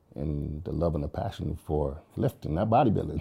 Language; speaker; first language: English; early bilingual, other home language; Jamaican Creole English